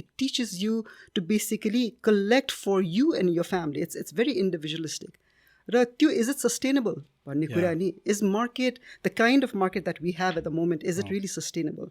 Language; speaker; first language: English; non-native, local second language; Nepali